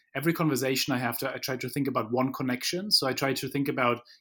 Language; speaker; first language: English; non-native, fluent; German